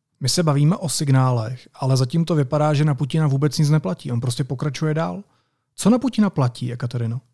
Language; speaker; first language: Czech; native; Czech